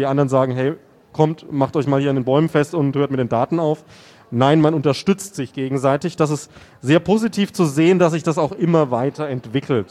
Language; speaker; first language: German; native; German